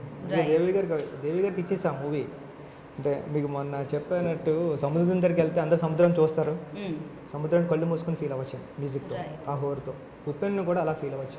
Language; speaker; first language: Telugu; native; Telugu